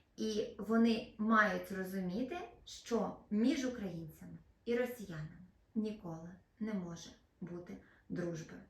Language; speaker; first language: Ukrainian; non-native, local second language; Russian